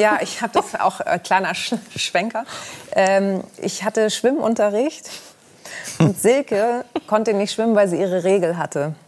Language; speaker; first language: German; early bilingual, other home language; Greek